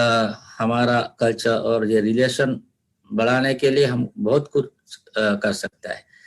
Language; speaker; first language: Hindi; non-native, learner; Divehi